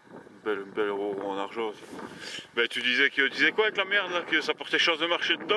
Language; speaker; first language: French; native; French